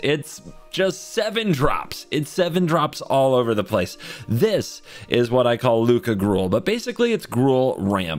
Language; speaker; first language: English; native; English